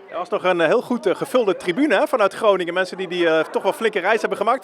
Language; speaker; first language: Dutch; native; Dutch